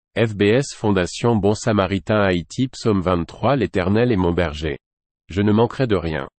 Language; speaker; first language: French; non-native, local second language; Haitian Creole